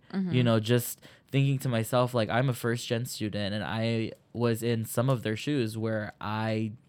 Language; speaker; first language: English; early bilingual, other home language; Spanish